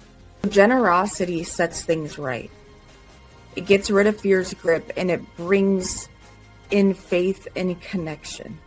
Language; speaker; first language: English; native; English